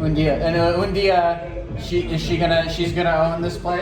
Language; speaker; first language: Spanish; non-native, learner; English